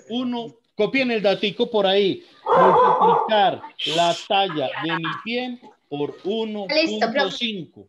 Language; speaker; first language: Spanish; native; Spanish